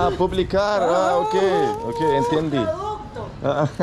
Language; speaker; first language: Spanish; non-native, learner; Turkish